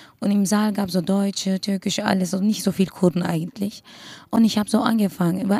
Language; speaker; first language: German; non-native, fluent; Kurdish